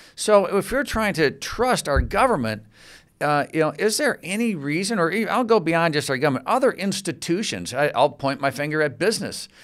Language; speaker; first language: English; native; English